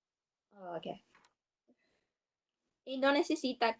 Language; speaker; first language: Spanish; non-native, learner; English